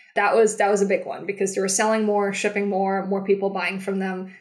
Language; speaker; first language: English; non-native, fluent; German